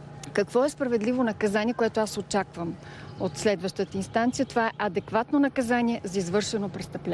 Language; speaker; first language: Bulgarian; native; Bulgarian